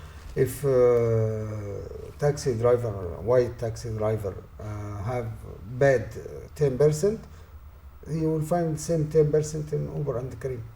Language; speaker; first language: English; non-native, learner; Arabic